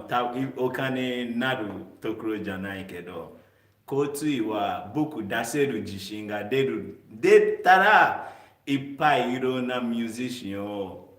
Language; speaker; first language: Japanese; non-native, learner; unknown